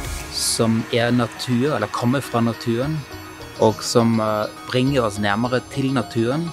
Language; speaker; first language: Norwegian; non-native, fluent; German